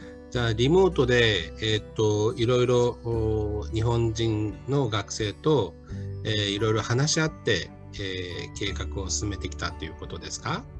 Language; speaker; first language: Japanese; native; Japanese